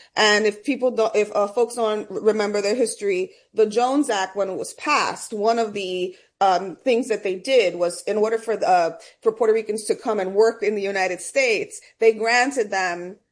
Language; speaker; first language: English; early bilingual, other home language; Spanish